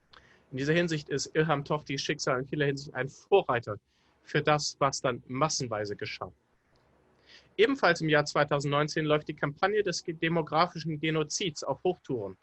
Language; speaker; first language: German; native; German